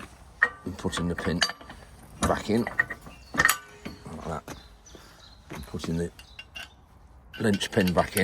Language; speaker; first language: English; native; English